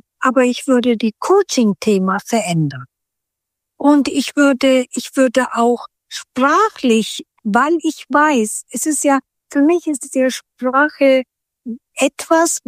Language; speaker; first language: German; early bilingual, other home language; Turkish